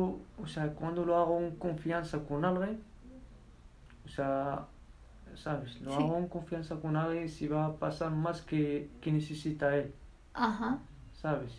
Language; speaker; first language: Spanish; non-native, learner; Berber languages